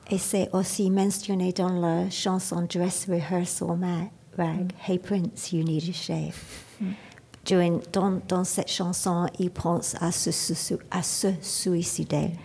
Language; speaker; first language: French; non-native, learner; English